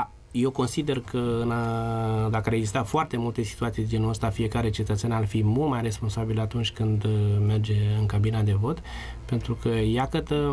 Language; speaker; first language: Romanian; native; Romanian